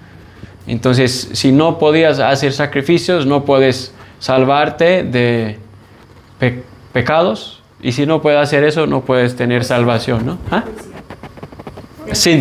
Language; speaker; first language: Spanish; non-native, fluent; English